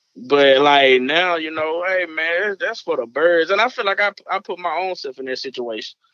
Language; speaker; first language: English; native; English